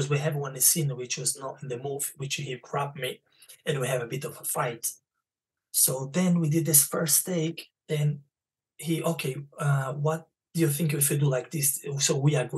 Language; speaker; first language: English; non-native, learner; Portuguese